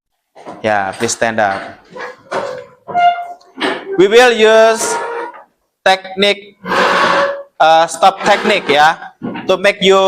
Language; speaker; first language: English; non-native, learner; Indonesian